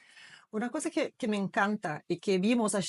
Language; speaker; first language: Spanish; non-native, fluent; Portuguese